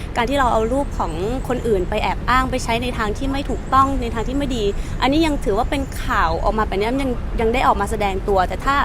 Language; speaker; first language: Thai; native; Thai